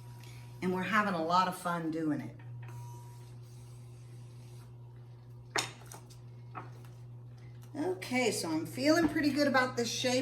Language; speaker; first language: English; native; English